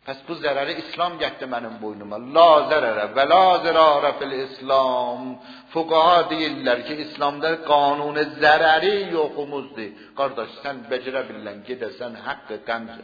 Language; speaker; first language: Persian; non-native, local second language; Azerbaijani